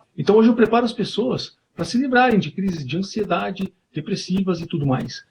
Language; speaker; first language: Portuguese; native; Portuguese